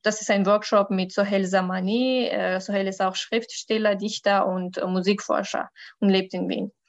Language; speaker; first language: German; non-native, learner; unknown